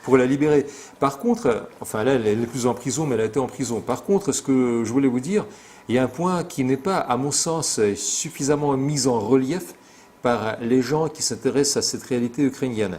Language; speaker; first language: French; non-native, fluent; Russian